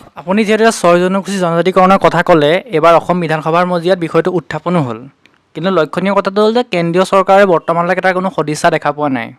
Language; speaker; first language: Assamese; native; Assamese